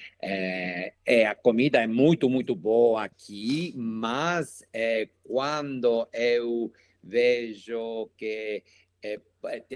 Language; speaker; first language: Portuguese; non-native, learner; Spanish